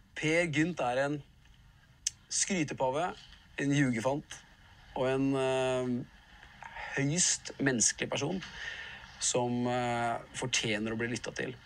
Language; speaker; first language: Norwegian; native; Norwegian